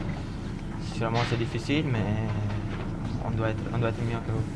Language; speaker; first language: French; non-native, fluent; Italian